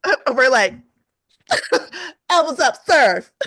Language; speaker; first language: English; native; English